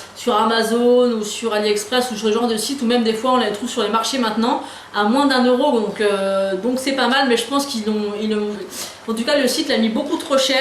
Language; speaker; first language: French; native; French